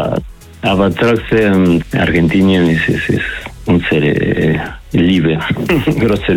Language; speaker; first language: German; non-native, learner; Spanish